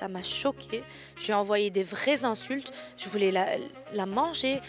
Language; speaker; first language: French; native; French